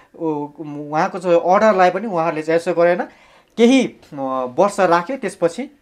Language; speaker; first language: Nepali; native; Nepali